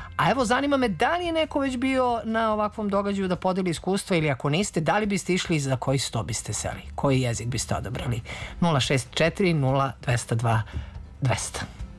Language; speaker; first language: Serbian; native; Serbian